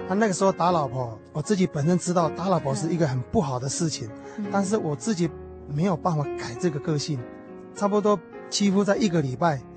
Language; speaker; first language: Chinese; native; Chinese